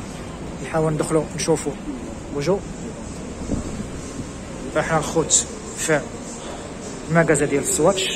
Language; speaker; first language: Arabic; native; Arabic